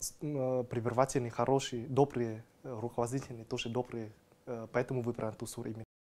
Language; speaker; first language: Russian; non-native, learner; Vietnamese